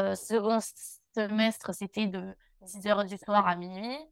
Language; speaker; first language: French; native; French